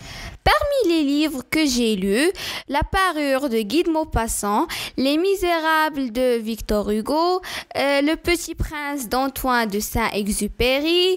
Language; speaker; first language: French; non-native, learner; Arabic